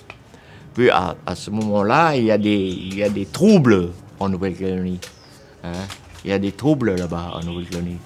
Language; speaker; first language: French; non-native, local second language; Vietnamese